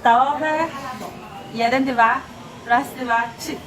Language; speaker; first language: Polish; non-native, learner; Filipino